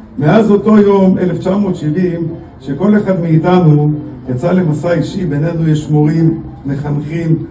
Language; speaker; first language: Hebrew; native; Hebrew